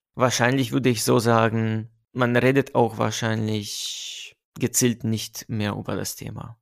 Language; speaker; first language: German; non-native, fluent; Russian